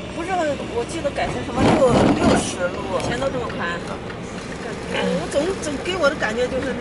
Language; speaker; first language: Chinese; native; Chinese